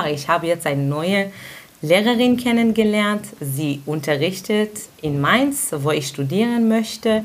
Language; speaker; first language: German; non-native, fluent; Hebrew